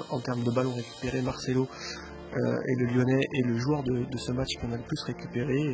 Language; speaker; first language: French; native; French